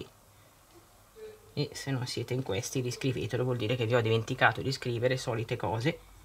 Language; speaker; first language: Italian; native; Italian